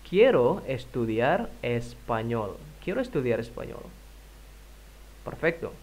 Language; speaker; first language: Spanish; non-native, fluent; Indonesian